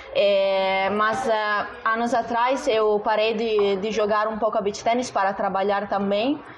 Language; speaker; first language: Portuguese; non-native, fluent; Italian